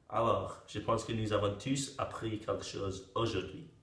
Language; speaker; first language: French; non-native, learner; English